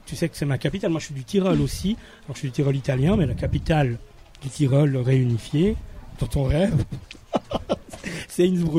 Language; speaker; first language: French; native; French